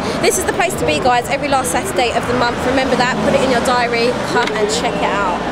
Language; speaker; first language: English; native; English